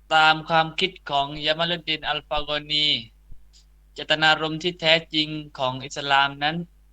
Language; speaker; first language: Thai; non-native, local second language; Pattani Malay